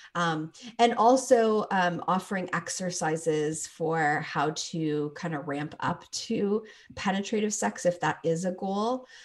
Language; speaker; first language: English; native; English